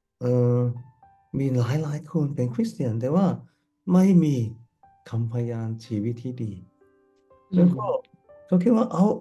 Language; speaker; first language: Thai; non-native, fluent; Cantonese